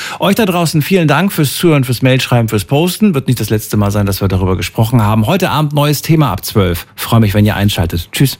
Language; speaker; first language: German; native; German